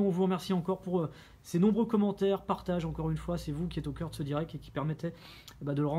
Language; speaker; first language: French; native; French